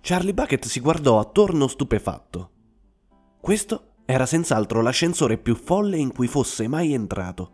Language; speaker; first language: Italian; native; Italian